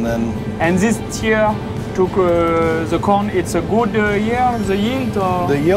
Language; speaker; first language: English; non-native, learner; French